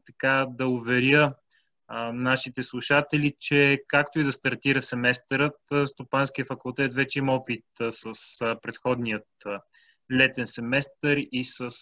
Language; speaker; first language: Bulgarian; native; Bulgarian